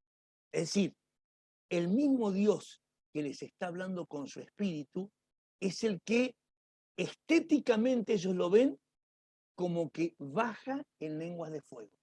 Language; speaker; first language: Spanish; native; Spanish